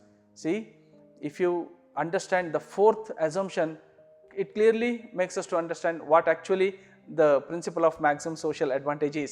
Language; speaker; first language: English; non-native, local second language; Kannada